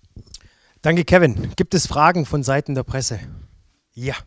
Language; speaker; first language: German; native; German